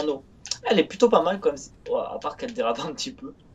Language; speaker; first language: French; native; French